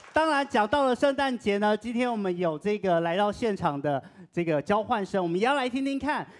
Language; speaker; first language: Chinese; native; Chinese